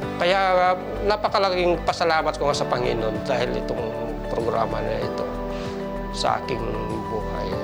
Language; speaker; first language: Filipino; native; Filipino